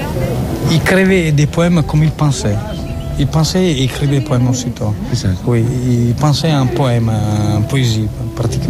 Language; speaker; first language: French; non-native, fluent; Italian